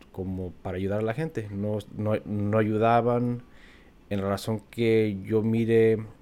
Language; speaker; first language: Spanish; early bilingual, heritage; Spanish